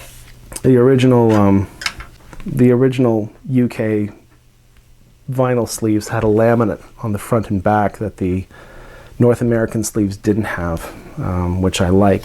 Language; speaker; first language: English; native; English